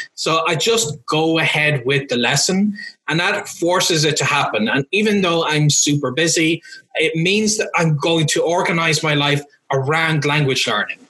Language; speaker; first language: English; native; English